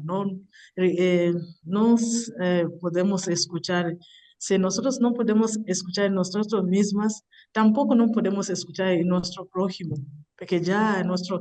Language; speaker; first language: Spanish; non-native, learner; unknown